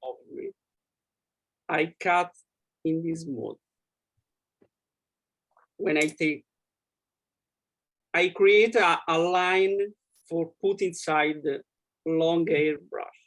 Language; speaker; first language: English; non-native, learner; Italian